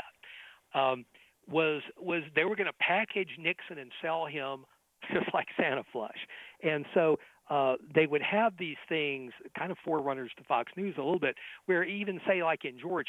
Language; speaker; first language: English; native; English